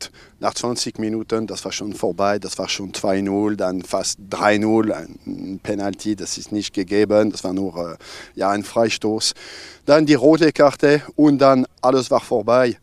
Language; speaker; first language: German; non-native, local second language; French